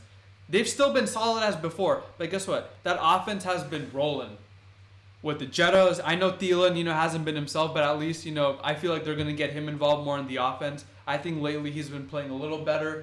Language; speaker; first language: English; native; English